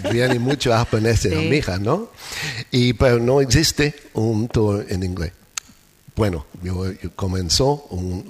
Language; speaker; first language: Spanish; non-native, fluent; English